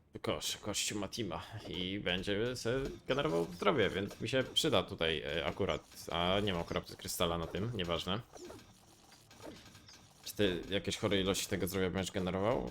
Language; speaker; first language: Polish; native; Polish